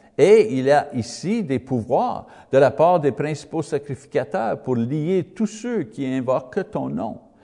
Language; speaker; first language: French; non-native, learner; English